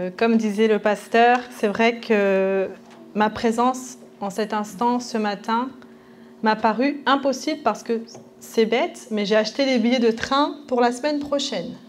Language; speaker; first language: French; early bilingual, other home language; Spanish